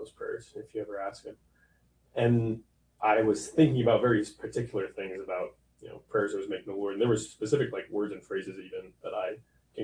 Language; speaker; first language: English; native; English